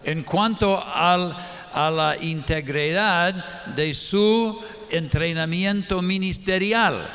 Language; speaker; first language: Spanish; non-native, fluent; English